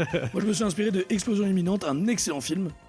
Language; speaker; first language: French; native; French